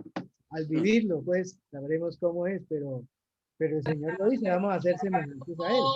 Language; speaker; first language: Spanish; native; Spanish